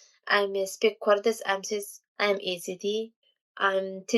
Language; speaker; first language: English; non-native, learner; Kurdish